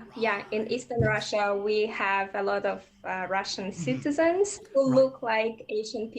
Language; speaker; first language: English; non-native, fluent; Russian